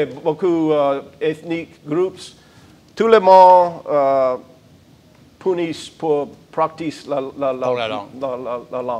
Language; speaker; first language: French; non-native, local second language; English